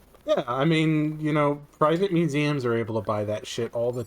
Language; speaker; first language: English; native; English